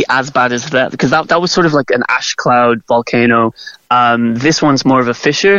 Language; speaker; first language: English; native; English